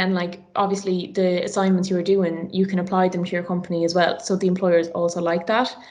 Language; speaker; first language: English; native; English